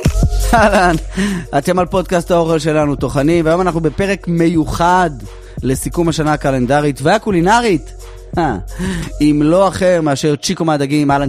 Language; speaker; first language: Hebrew; native; Hebrew